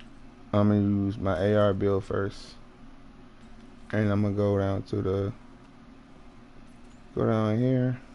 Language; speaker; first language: English; native; English